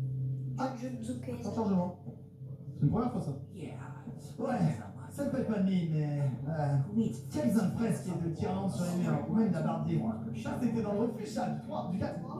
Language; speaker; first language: French; native; French